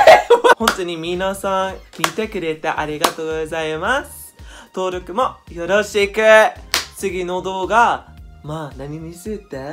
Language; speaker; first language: Japanese; non-native, learner; English